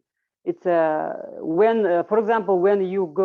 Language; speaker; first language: English; non-native, learner; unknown